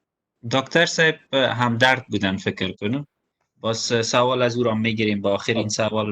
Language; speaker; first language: Persian; native; Persian